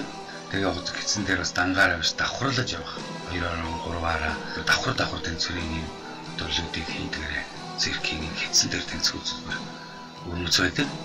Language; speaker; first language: Mongolian; native; Mongolian